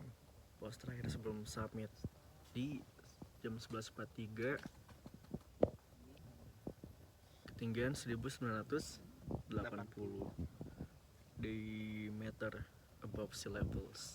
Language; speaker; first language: Indonesian; native; Indonesian